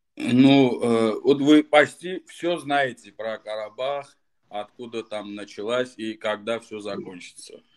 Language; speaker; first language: Russian; non-native, fluent; Armenian